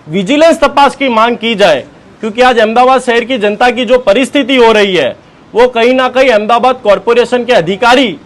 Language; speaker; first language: Hindi; non-native, local second language; Gujarati